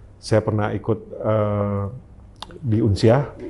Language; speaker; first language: Indonesian; native; Indonesian